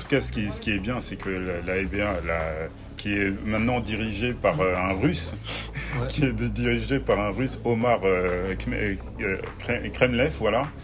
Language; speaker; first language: French; native; French